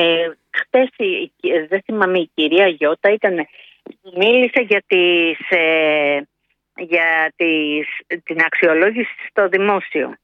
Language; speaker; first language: Greek; native; Greek